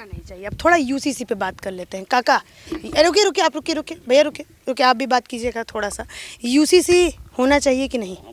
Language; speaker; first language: Hindi; native; Hindi